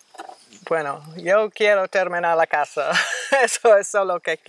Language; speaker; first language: Spanish; non-native, fluent; English